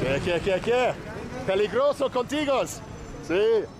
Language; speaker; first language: Spanish; non-native, learner; English